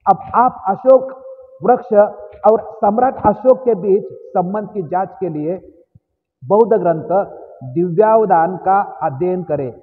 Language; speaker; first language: Hindi; non-native, local second language; Marathi